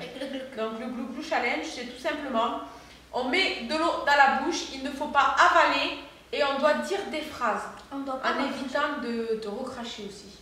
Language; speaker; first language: French; native; French